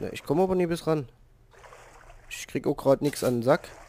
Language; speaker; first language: German; native; German